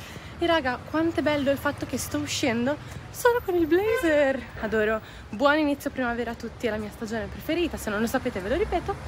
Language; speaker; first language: Italian; native; Italian